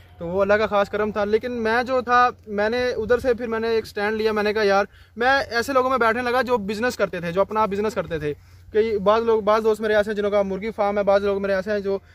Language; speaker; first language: Urdu; non-native, local second language; Punjabi